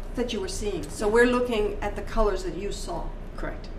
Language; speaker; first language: English; native; English